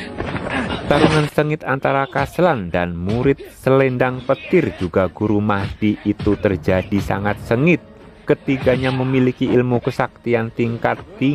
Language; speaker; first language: Indonesian; native; Indonesian